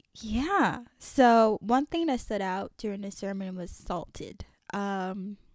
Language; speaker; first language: English; early bilingual, other home language; French